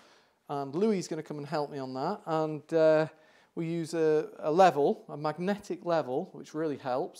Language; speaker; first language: English; native; English